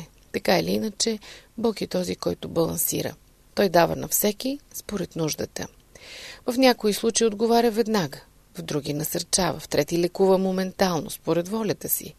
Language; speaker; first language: Bulgarian; native; Bulgarian